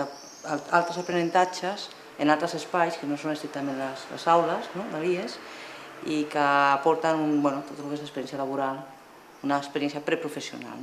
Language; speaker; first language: Catalan; native; Catalan